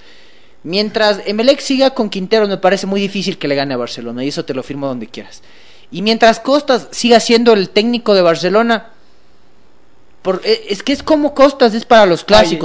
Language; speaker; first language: Spanish; native; Spanish